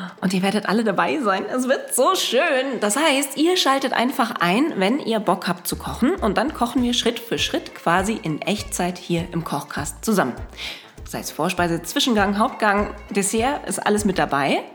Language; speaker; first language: German; native; German